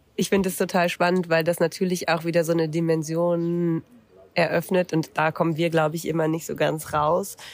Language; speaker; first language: German; native; German